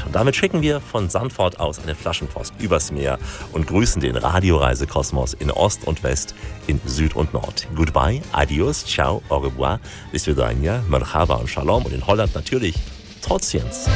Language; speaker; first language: German; native; German